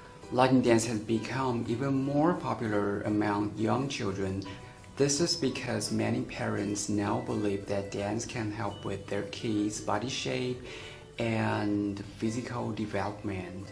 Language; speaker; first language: English; non-native, fluent; Chinese